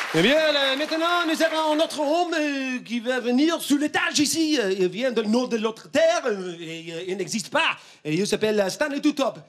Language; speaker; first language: French; non-native, fluent; English